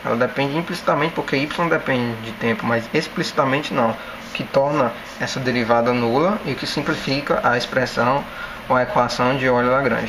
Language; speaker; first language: Portuguese; native; Portuguese